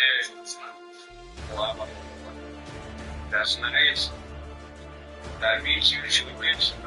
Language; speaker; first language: English; non-native, fluent; Khasi